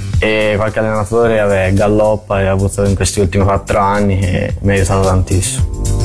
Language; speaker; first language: Italian; native; Italian